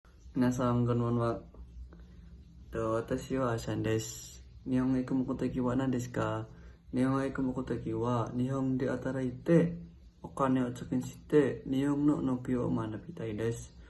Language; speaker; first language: Japanese; non-native, learner; Indonesian